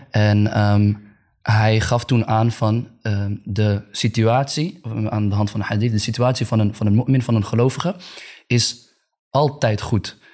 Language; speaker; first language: Dutch; early bilingual, other home language; Arabic